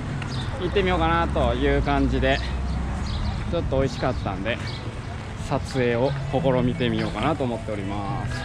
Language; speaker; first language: Japanese; native; Japanese